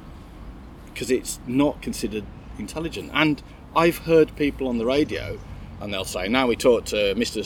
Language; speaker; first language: English; native; English